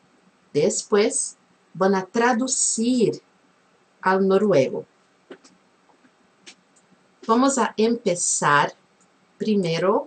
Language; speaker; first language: Spanish; non-native, fluent; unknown